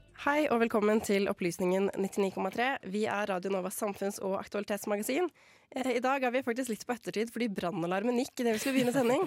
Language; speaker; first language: Norwegian; native; Norwegian